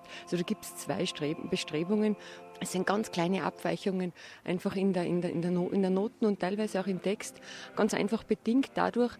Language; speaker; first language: German; native; German